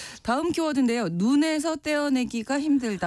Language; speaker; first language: Korean; native; Korean